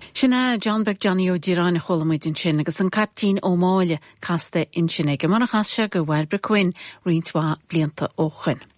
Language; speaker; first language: Irish; native; Irish